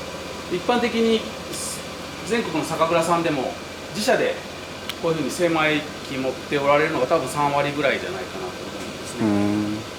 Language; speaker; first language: Japanese; native; Japanese